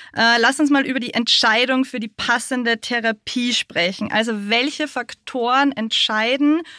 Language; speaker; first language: German; native; German